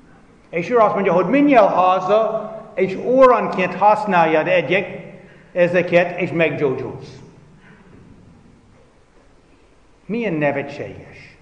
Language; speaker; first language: Hungarian; non-native, fluent; English